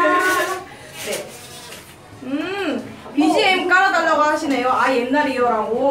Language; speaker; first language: Korean; native; Korean